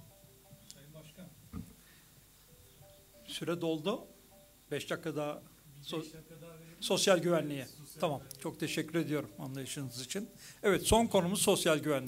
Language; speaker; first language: Turkish; native; Turkish